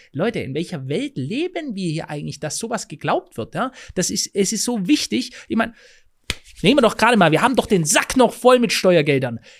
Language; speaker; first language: German; native; German